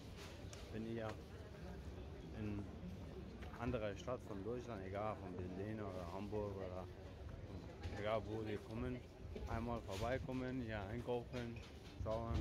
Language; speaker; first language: German; non-native, learner; Persian